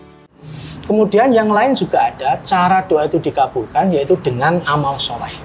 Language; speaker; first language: Indonesian; native; Indonesian